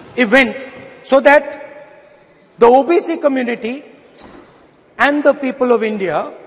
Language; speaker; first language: English; non-native, local second language; Hindi